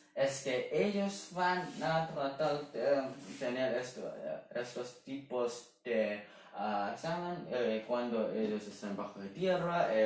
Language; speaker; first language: Spanish; non-native, learner; Chinese